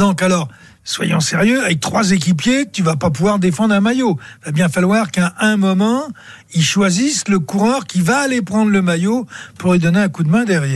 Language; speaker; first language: French; native; French